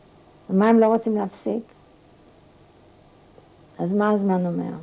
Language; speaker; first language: Hebrew; non-native, fluent; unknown